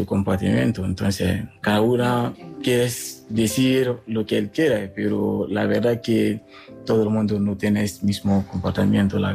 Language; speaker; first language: Spanish; non-native, fluent; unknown